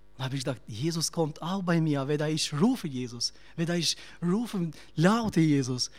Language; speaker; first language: German; non-native, learner; Albanian